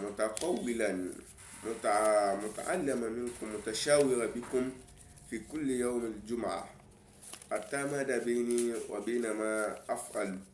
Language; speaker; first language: Arabic; non-native, learner; Yoruba